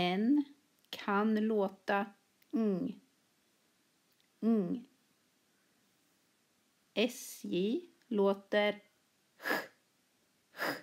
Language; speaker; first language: Swedish; native; Swedish